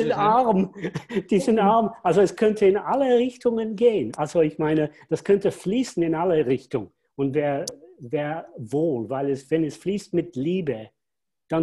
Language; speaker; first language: German; non-native, fluent; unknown